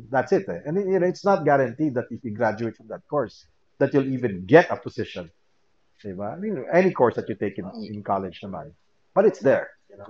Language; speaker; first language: English; non-native, local second language; Filipino